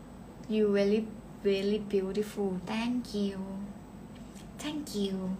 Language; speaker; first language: English; non-native, learner; Thai